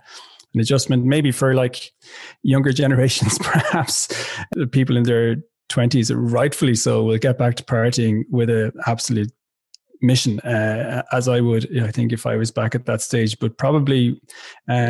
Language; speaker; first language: English; native; English